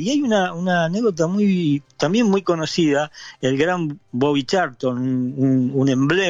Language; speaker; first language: Spanish; native; Spanish